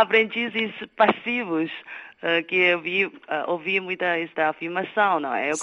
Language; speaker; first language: Portuguese; non-native, fluent; Chinese